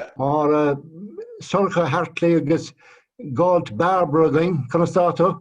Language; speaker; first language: Irish; native; Irish